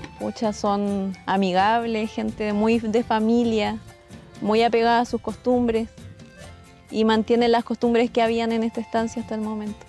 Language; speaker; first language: Spanish; native; Spanish